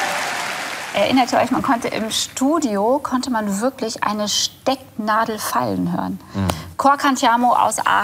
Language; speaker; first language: German; native; German